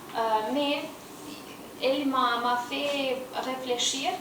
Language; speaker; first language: French; non-native, learner; Romanian